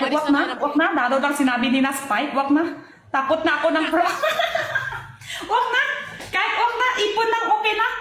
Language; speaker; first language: Filipino; non-native, learner; Chinese